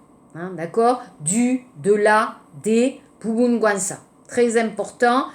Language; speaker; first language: French; native; French